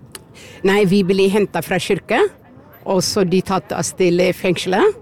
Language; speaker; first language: Norwegian; non-native, learner; Amharic